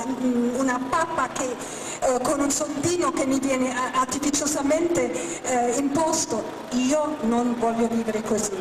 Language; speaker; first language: Italian; non-native, fluent; German